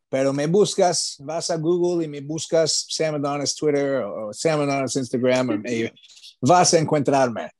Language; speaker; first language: Spanish; non-native, learner; English